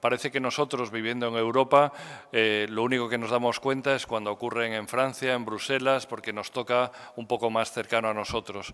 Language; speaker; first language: Spanish; native; Spanish